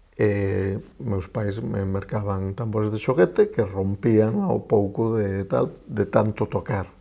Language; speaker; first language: Galician; non-native, local second language; Spanish